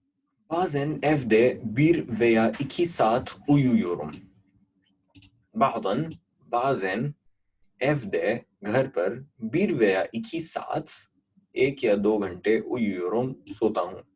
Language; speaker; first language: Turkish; non-native, fluent; Urdu